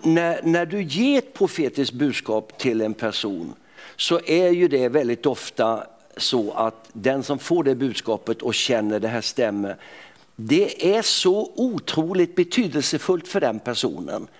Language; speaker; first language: Swedish; native; Swedish